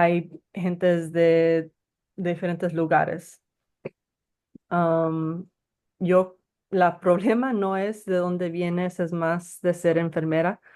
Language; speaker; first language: Spanish; early bilingual, heritage; Spanish